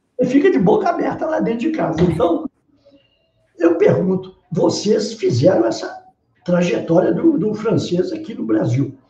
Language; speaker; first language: Portuguese; native; Portuguese